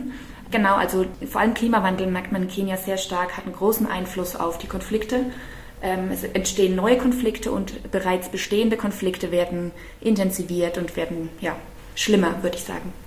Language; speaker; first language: German; native; German